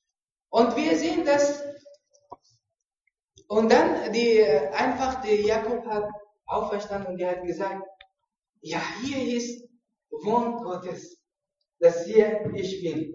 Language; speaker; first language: German; non-native, learner; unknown